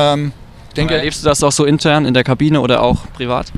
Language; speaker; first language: German; native; German